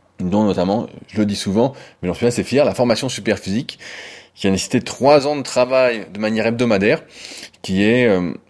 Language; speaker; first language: French; native; French